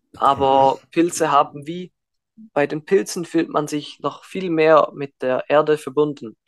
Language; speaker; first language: German; native; German